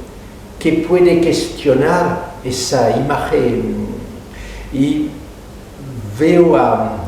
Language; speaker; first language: Spanish; non-native, fluent; French